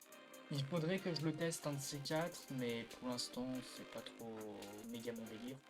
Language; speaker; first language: French; native; French